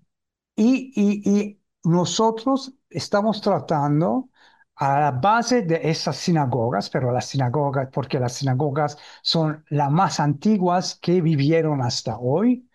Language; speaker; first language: Spanish; early bilingual, heritage; Ladino